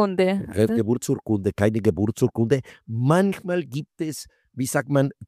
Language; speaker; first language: German; non-native, fluent; Spanish